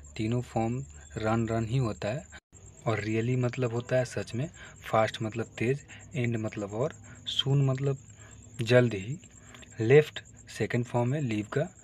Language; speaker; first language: Hindi; native; Hindi